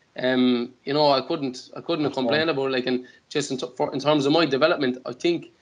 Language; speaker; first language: English; native; English